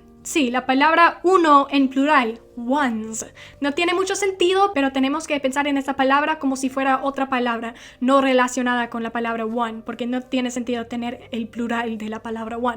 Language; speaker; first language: Spanish; non-native, fluent; English